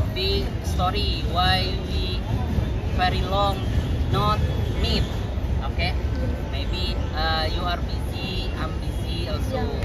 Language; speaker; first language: English; non-native, learner; Indonesian